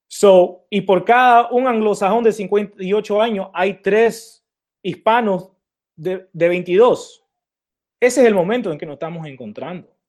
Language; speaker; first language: Spanish; early bilingual, heritage; Spanish